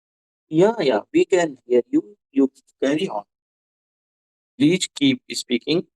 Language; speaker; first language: English; non-native, fluent; Hindi